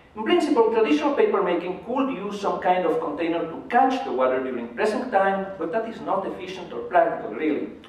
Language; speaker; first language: English; non-native, fluent; Spanish